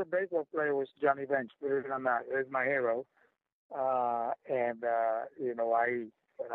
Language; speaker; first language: English; non-native, fluent; Spanish